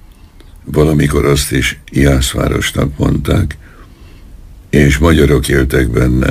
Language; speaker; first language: Hungarian; native; Hungarian